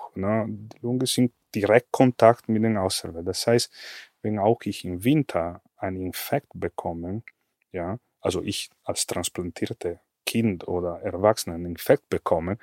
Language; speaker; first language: German; non-native, fluent; Italian